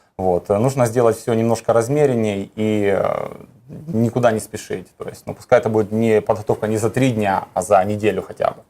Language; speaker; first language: Russian; native; Russian